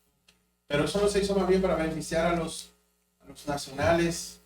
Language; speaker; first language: Spanish; native; Spanish